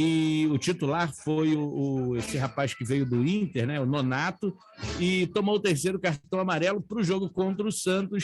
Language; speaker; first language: Portuguese; native; Portuguese